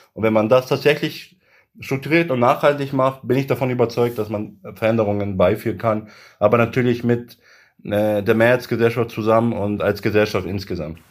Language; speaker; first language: German; early bilingual, other home language; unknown